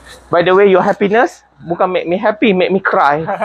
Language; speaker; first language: English; non-native, local second language; Malay